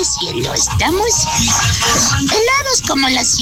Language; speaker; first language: Spanish; native; Spanish